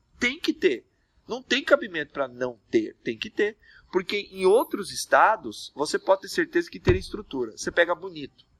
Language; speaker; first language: Portuguese; native; Portuguese